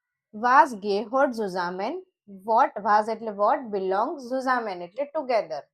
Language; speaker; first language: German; non-native, learner; Gujarati